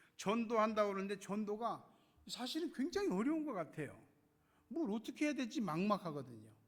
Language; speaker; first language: Korean; native; Korean